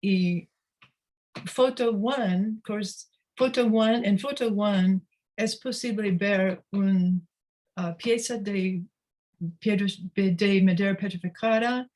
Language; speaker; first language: Spanish; non-native, learner; English